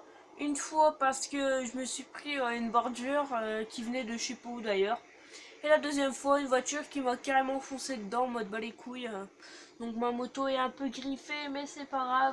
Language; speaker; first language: French; native; French